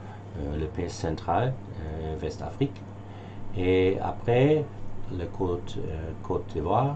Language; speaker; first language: French; non-native, learner; German